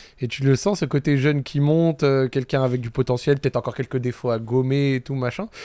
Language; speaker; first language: French; native; French